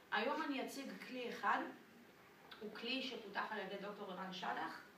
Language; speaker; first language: Hebrew; non-native, fluent; French